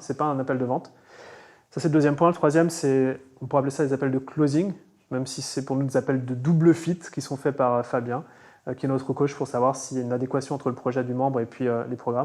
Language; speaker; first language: French; native; French